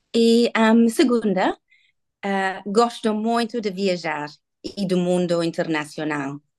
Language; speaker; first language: Portuguese; non-native, learner; English